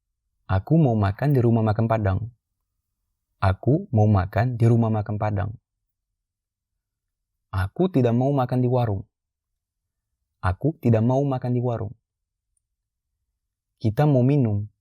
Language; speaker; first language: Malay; non-native, fluent; French